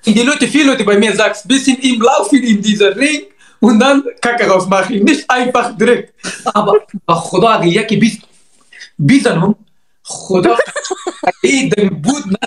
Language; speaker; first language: German; non-native, learner; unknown